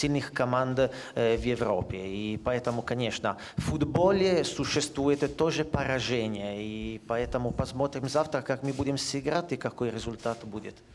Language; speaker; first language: Russian; non-native, fluent; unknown